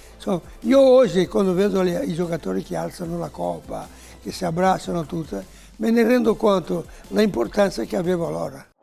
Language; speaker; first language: Italian; non-native, fluent; Portuguese